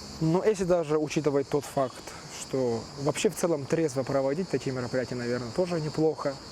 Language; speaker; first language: Russian; early bilingual, other home language; Turkish